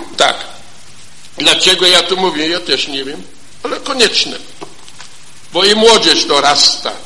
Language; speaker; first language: Polish; non-native, fluent; German